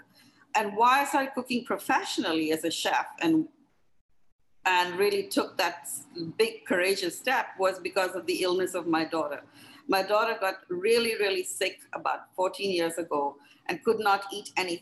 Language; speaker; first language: English; non-native, local second language; Hindi